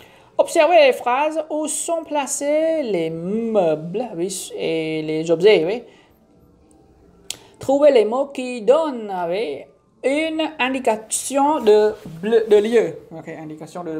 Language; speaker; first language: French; non-native, learner; Khmer